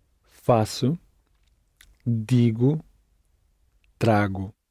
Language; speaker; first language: Portuguese; non-native, learner; English